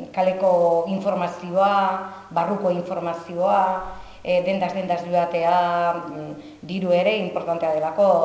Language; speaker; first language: Basque; non-native, local second language; Spanish